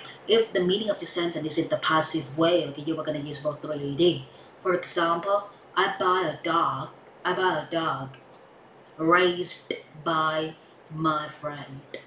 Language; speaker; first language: English; non-native, fluent; Vietnamese